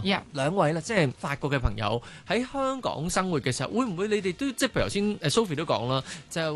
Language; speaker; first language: Cantonese; native; Cantonese